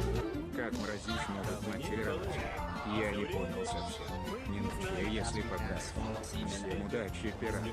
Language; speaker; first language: Russian; native; Russian